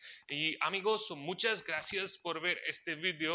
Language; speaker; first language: Spanish; non-native, fluent; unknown